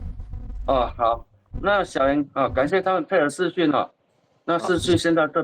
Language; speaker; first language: Chinese; native; Chinese